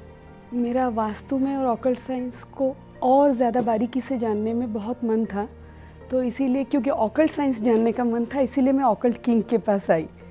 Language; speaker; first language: Hindi; non-native, local second language; Odia